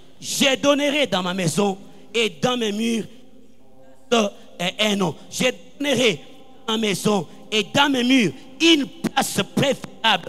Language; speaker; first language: French; non-native, local second language; Lingala